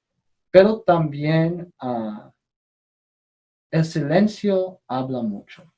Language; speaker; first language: Spanish; non-native, learner; English